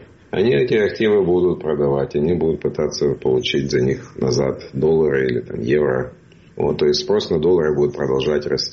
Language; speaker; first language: Russian; native; Russian